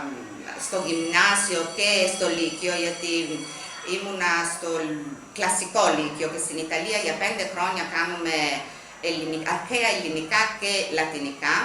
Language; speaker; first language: Greek; non-native, fluent; Italian